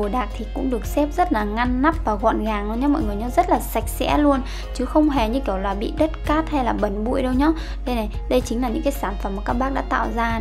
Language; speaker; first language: Vietnamese; native; Vietnamese